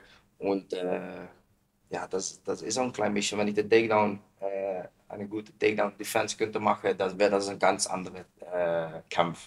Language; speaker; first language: German; non-native, learner; Dutch